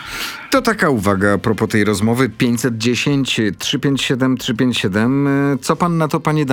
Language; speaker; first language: Polish; native; Polish